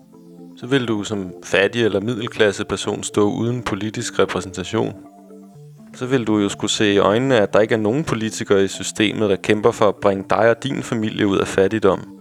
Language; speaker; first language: Danish; native; Danish